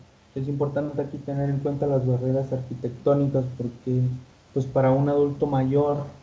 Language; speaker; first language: Spanish; native; Spanish